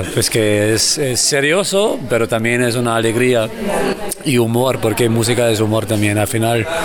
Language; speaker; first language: Spanish; non-native, fluent; German